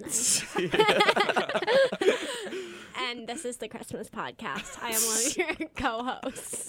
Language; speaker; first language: English; native; English